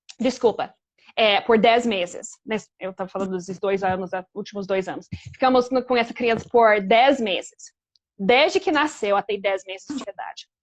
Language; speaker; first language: Portuguese; non-native, fluent; English